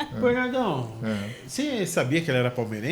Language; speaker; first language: Portuguese; native; Portuguese